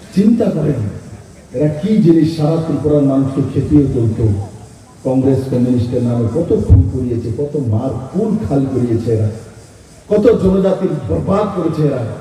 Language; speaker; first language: Bangla; native; Bangla